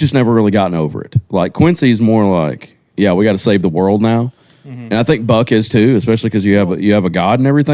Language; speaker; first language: English; native; English